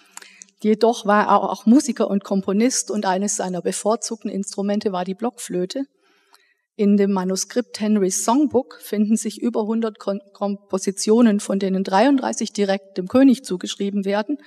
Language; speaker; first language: German; native; German